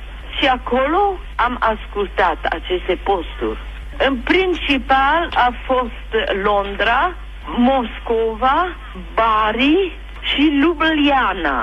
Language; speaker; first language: Romanian; non-native, local second language; German